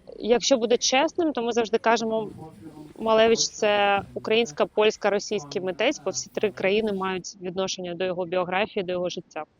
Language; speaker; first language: Ukrainian; non-native, local second language; Russian